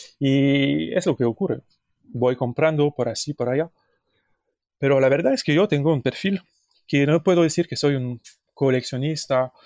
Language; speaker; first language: Spanish; non-native, fluent; French